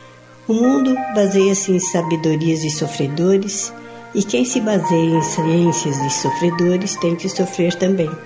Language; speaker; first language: Portuguese; native; Portuguese